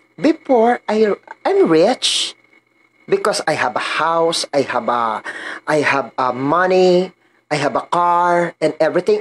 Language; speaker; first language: English; non-native, learner; Filipino